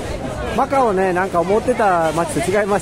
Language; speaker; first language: Japanese; native; Japanese